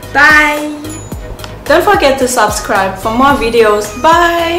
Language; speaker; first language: English; non-native, local second language; Chinese